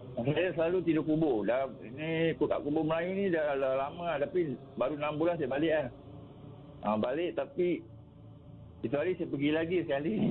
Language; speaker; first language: Malay; native; Malay